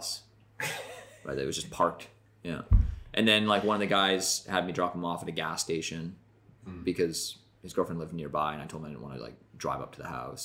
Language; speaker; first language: English; native; English